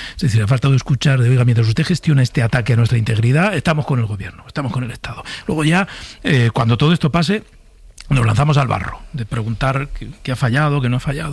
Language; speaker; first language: Spanish; native; Spanish